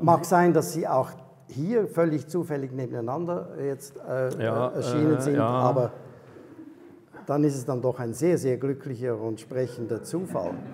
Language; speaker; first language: German; native; German